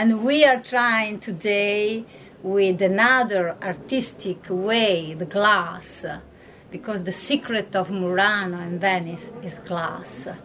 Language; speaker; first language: English; non-native, learner; Italian